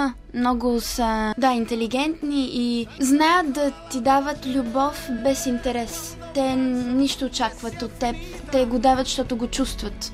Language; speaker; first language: Bulgarian; early bilingual, heritage; Italian